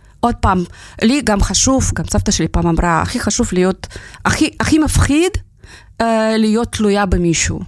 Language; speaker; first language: Hebrew; non-native, fluent; Russian